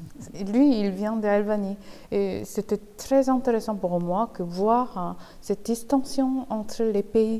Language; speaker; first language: French; non-native, fluent; Korean